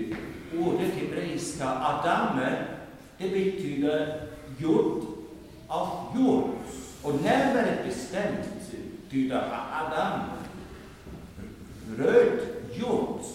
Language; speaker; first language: Swedish; non-native, fluent; German